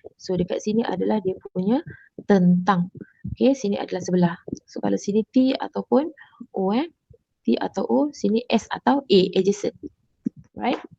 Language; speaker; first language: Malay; native; Malay